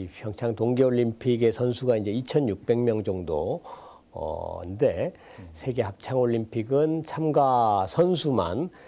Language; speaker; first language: Korean; native; Korean